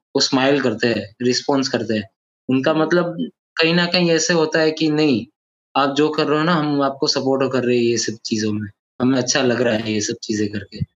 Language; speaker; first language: Hindi; non-native, local second language; Gujarati